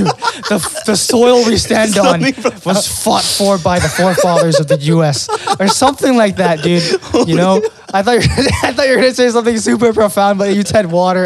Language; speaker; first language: English; non-native, local second language; Filipino